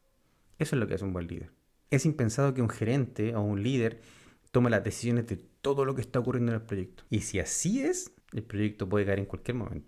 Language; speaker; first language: Spanish; native; Spanish